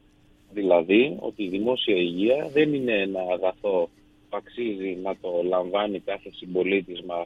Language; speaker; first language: Greek; native; Greek